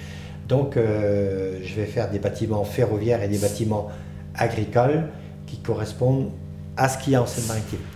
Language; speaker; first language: French; native; French